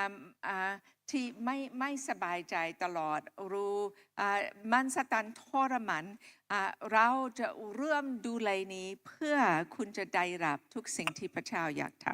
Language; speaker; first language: Thai; non-native, local second language; Akha